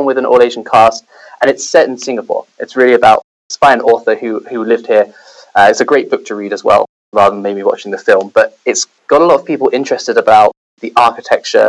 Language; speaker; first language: English; native; English